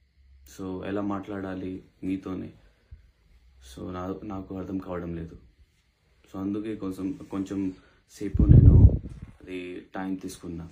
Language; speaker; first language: Telugu; non-native, learner; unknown